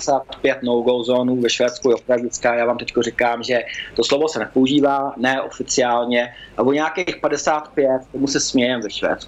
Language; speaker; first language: Czech; early bilingual, heritage; Czech